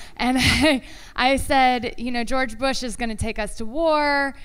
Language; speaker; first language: English; native; English